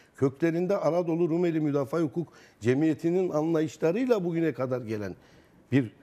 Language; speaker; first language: Turkish; native; Turkish